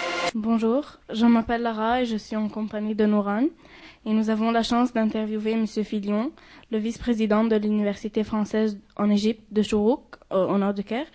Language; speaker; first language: French; non-native, fluent; Arabic